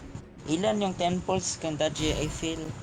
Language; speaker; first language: Filipino; native; Filipino